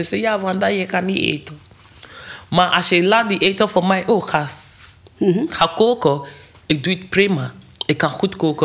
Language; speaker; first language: Dutch; non-native, learner; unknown